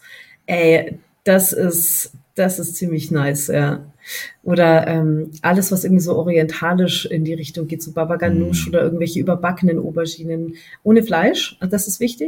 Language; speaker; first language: German; native; German